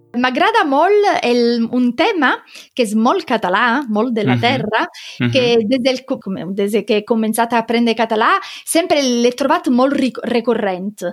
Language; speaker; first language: Catalan; non-native, fluent; Italian